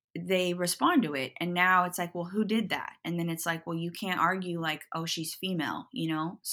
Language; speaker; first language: English; native; English